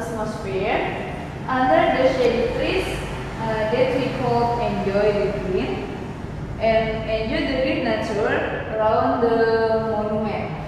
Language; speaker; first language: English; non-native, learner; Indonesian